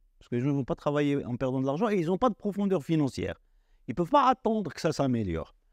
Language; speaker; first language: French; non-native, local second language; Arabic